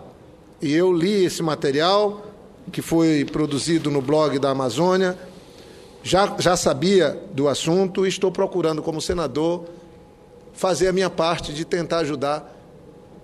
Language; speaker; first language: Portuguese; native; Portuguese